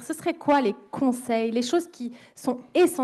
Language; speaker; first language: French; native; French